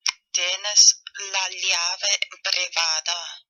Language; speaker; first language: Spanish; non-native, learner; German